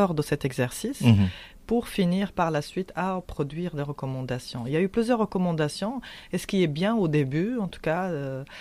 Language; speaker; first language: French; non-native, local second language; Arabic